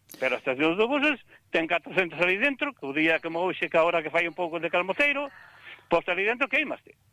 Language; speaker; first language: Galician; native; Galician